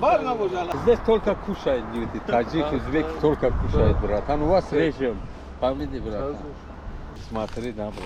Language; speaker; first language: Russian; non-native, local second language; Tajik